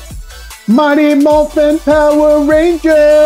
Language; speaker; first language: English; native; English